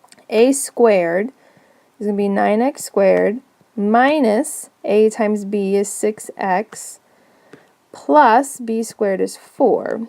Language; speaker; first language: English; native; English